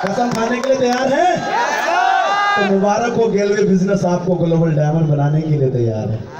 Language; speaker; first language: Hindi; native; Hindi